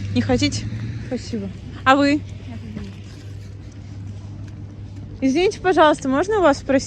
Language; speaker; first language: Russian; native; Russian